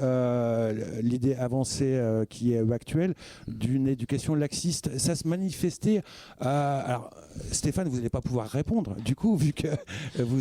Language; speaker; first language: French; native; French